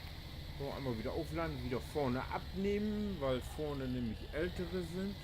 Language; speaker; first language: German; native; German